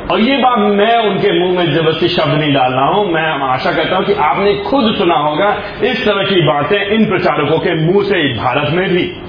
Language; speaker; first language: Hindi; native; Hindi